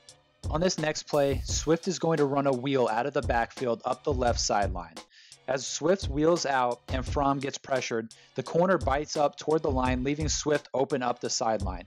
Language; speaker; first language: English; native; English